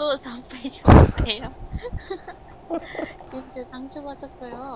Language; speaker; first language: Korean; non-native, learner; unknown